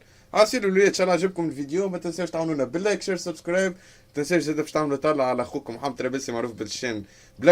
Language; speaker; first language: Arabic; native; Arabic